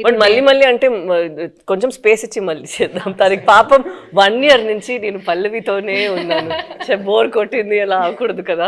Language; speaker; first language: Telugu; non-native, fluent; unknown